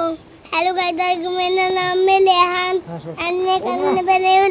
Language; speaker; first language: Hindi; non-native, local second language; Bangla